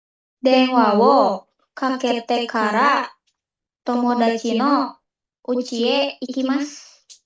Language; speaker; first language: Japanese; non-native, learner; Indonesian